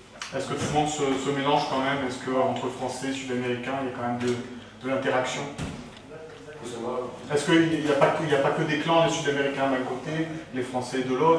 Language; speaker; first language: French; native; French